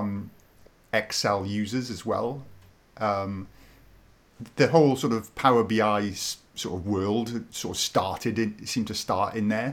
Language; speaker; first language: English; native; English